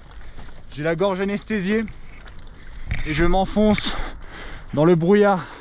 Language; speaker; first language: French; native; French